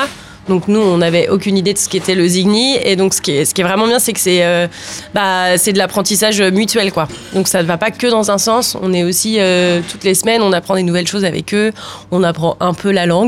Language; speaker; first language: French; native; French